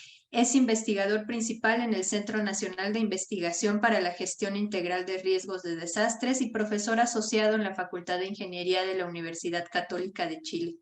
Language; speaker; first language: Spanish; native; Spanish